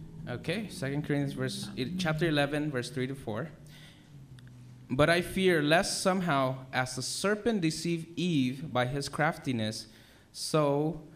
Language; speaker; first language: English; early bilingual, other home language; Vietnamese